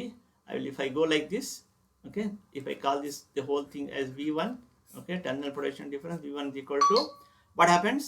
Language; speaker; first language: English; non-native, local second language; Kannada